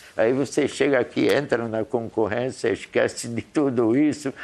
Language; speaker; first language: Portuguese; early bilingual, other home language; Hungarian